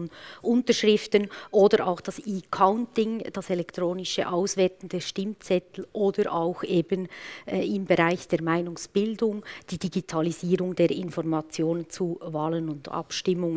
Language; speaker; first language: German; native; German